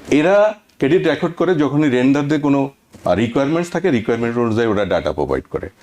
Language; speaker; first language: Bangla; native; Bangla